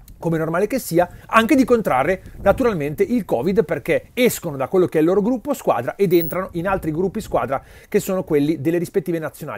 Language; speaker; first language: Italian; native; Italian